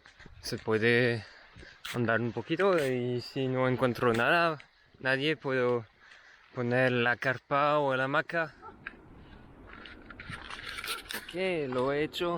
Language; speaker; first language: Spanish; non-native, learner; French